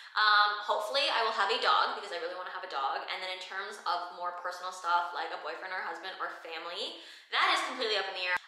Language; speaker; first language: English; native; English